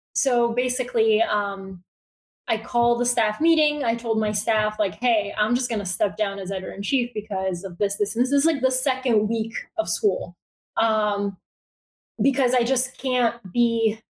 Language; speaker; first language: English; early bilingual, other home language; Bulgarian